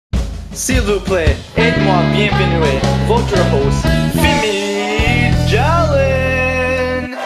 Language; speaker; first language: French; non-native, learner; English